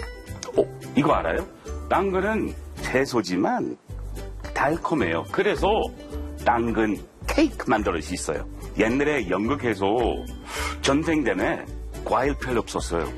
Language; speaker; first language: Korean; non-native, fluent; English